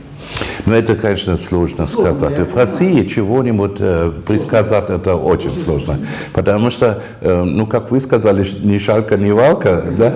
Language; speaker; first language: Russian; non-native, fluent; German